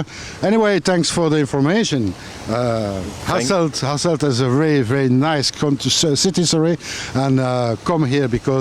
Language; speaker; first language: English; non-native, fluent; French